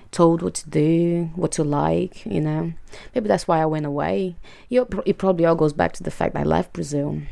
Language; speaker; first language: English; non-native, fluent; Portuguese